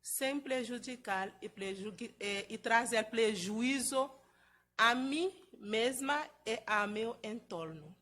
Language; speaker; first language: Portuguese; non-native, fluent; Haitian Creole